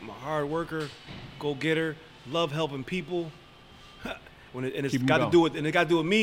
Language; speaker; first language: English; native; English